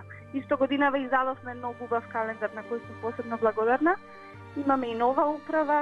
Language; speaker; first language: Macedonian; native; Macedonian